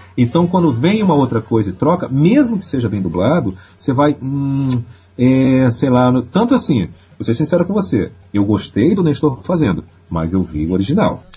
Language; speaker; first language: Portuguese; native; Portuguese